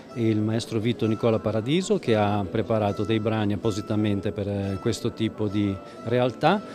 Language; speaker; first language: Italian; native; Italian